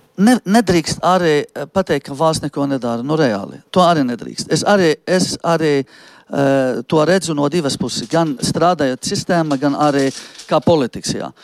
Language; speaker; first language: Latvian; non-native, fluent; Arabic